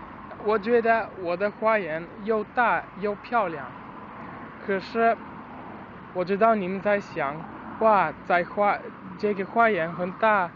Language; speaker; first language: Chinese; non-native, learner; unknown